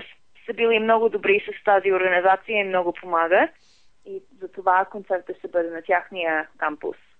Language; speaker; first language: Bulgarian; non-native, fluent; English